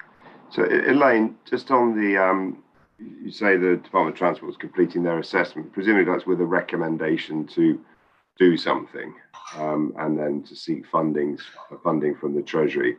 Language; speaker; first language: English; native; English